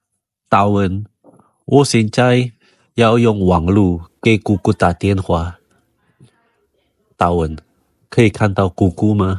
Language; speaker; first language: Chinese; non-native, learner; Indonesian